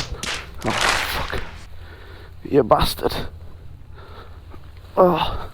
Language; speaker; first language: English; native; English